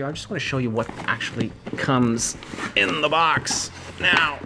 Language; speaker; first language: English; native; English